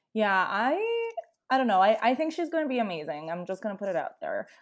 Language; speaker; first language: English; non-native, fluent; Italian